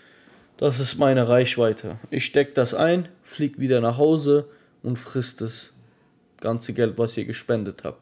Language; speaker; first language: German; native; German